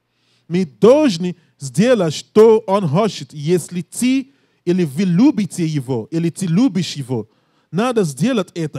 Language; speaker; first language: Russian; non-native, learner; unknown